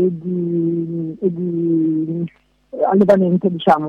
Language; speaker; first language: Italian; non-native, fluent; French